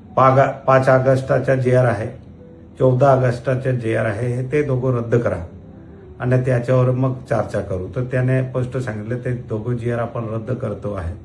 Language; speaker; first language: Marathi; non-native, local second language; Bhili